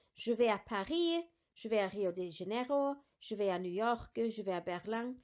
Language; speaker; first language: French; non-native, fluent; English